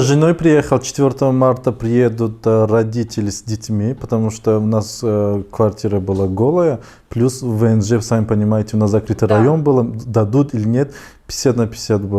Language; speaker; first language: Russian; non-native, fluent; Tajik